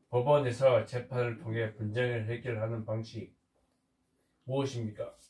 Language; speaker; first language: Korean; native; Korean